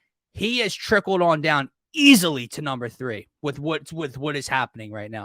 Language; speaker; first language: English; native; English